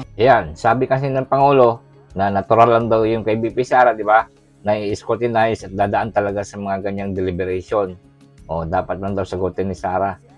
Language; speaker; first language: Filipino; non-native, local second language; Cebuano